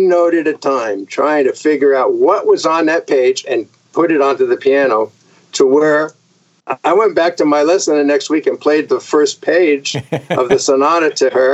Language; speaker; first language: English; native; English